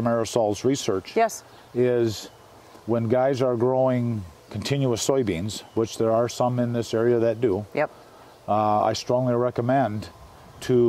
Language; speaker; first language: English; native; English